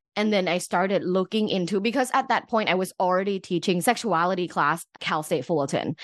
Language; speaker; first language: English; early bilingual, other home language; Thai